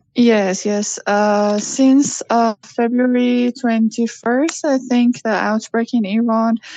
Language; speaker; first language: English; non-native, learner; Persian